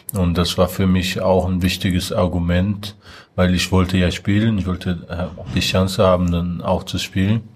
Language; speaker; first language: German; non-native, fluent; Portuguese